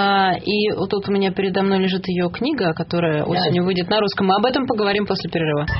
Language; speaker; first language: Russian; native; Russian